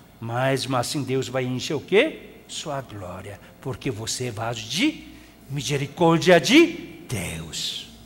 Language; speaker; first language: Portuguese; non-native, fluent; Korean